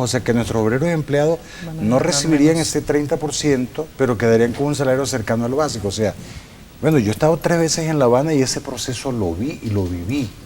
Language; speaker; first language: Spanish; native; Spanish